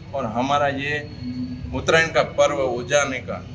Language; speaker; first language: Hindi; non-native, local second language; Gujarati